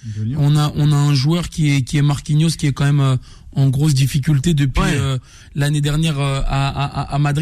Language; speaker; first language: French; native; French